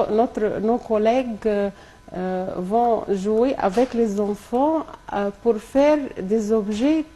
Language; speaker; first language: French; non-native, local second language; Arabic